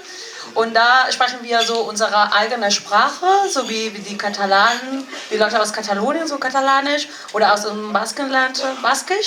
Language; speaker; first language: German; non-native, fluent; Galician